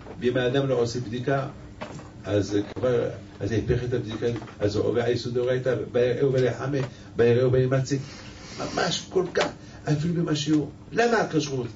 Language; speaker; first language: Hebrew; non-native, fluent; French